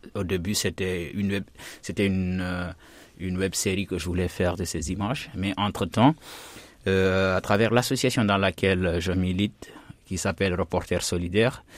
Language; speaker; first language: French; non-native, local second language; Fula